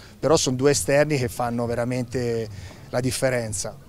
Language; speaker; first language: Italian; native; Italian